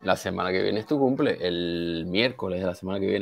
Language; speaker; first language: Spanish; native; Spanish